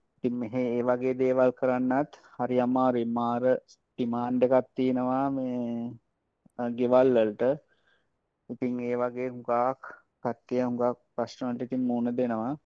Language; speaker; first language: Sinhala; native; Sinhala